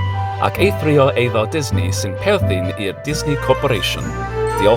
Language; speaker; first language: Welsh; non-native, learner; English